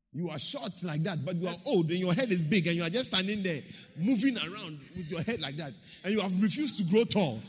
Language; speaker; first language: English; non-native, local second language; Akan